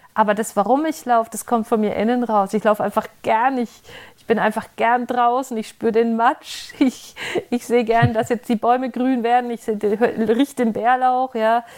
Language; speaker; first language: German; native; German